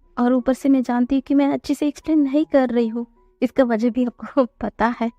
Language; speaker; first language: Hindi; non-native, fluent; Tamil